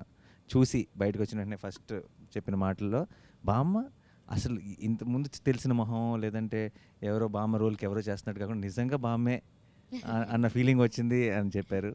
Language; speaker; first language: Telugu; native; Telugu